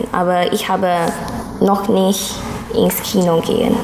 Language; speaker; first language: German; non-native, learner; Chinese